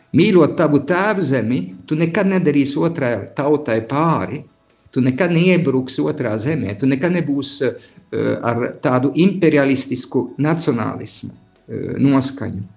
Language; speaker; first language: Latvian; early bilingual, heritage; Latvian